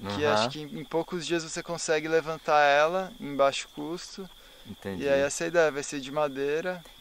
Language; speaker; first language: Portuguese; native; Portuguese